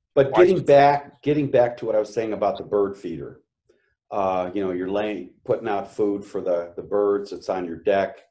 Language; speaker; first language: English; native; English